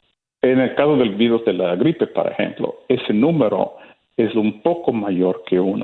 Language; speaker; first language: Spanish; non-native, fluent; Italian